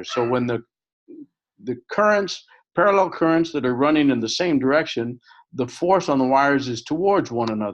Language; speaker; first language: English; native; English